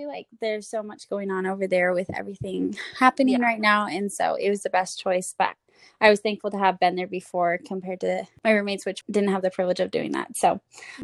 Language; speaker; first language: English; native; English